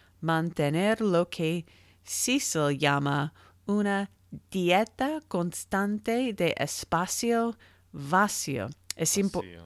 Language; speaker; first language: Spanish; non-native, learner; English